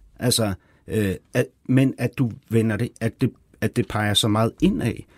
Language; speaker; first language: Danish; native; Danish